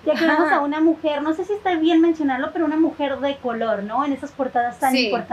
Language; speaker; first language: Spanish; native; Spanish